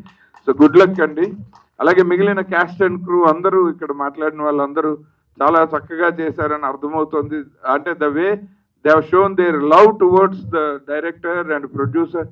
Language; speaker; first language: Telugu; native; Telugu